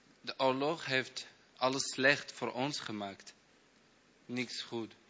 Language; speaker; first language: Dutch; non-native, learner; Arabic